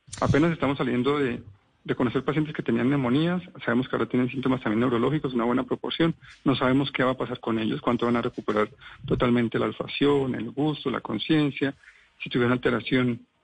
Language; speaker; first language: Spanish; native; Spanish